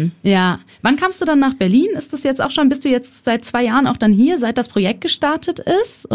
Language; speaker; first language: German; native; German